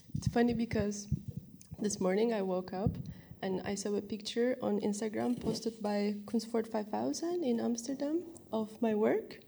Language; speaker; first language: English; non-native, fluent; Turkish